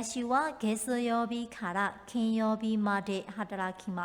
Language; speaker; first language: Japanese; non-native, fluent; Burmese